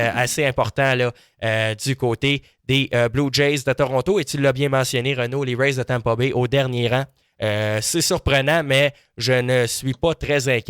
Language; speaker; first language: French; native; French